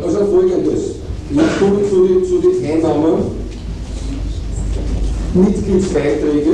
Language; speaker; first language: German; native; German